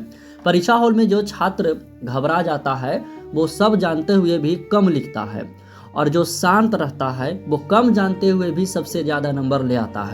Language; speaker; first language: Hindi; native; Hindi